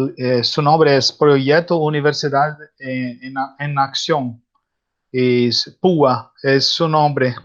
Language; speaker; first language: Spanish; non-native, learner; Portuguese